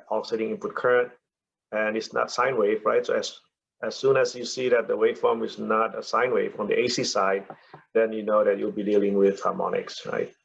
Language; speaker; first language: English; non-native, fluent; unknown